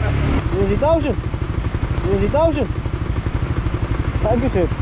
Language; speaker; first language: German; non-native, learner; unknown